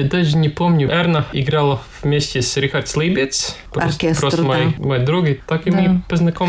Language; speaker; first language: Russian; non-native, local second language; Latvian